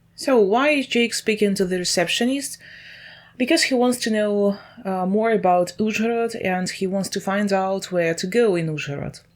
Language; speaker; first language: English; non-native, fluent; Ukrainian